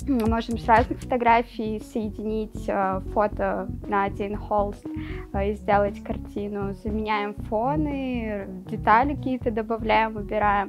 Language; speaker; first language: Russian; native; Russian